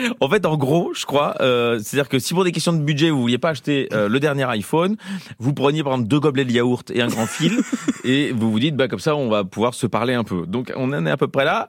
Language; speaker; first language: French; native; French